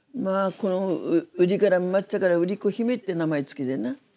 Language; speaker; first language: Japanese; native; Japanese